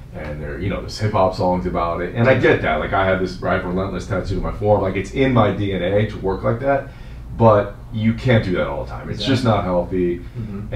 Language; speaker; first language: English; native; English